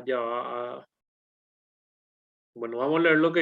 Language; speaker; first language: Spanish; native; Spanish